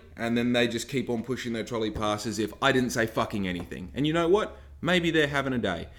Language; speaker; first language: English; native; English